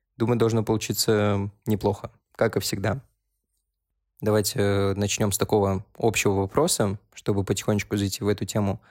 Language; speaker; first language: Russian; native; Russian